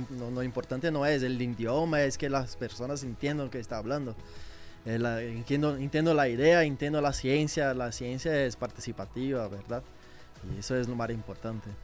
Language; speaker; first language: Spanish; non-native, learner; Portuguese